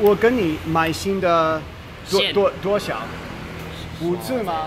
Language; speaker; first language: Chinese; non-native, learner; English